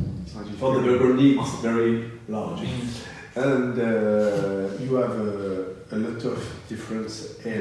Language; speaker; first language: English; non-native, learner; French